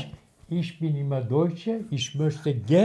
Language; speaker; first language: German; non-native, learner; Turkish